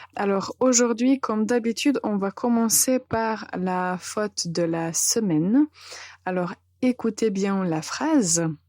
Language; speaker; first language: French; non-native, fluent; Serbian